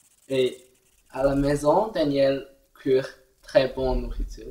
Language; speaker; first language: French; non-native, learner; Chinese